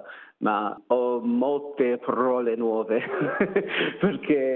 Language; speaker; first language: Italian; non-native, learner; English